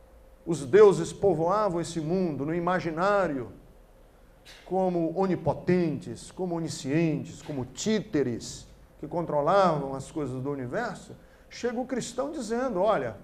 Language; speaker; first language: Portuguese; native; Portuguese